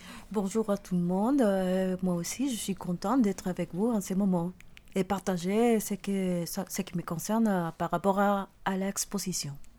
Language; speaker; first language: French; non-native, fluent; Spanish